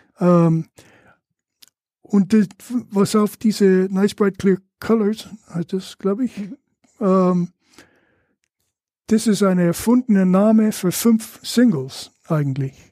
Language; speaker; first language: German; non-native, fluent; English